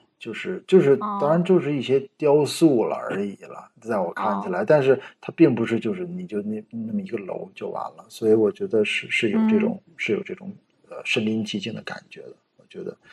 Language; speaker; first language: Chinese; native; Chinese